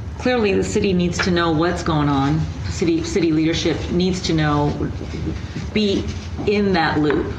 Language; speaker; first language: English; early bilingual, other home language; Spanish